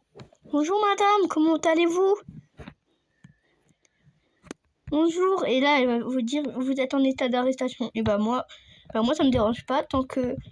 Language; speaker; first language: French; native; French